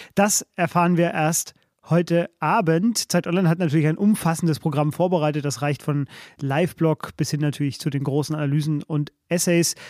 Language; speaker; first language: German; native; German